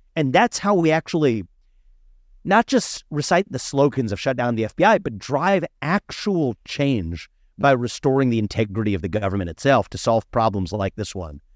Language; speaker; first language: English; early bilingual, other home language; Hindi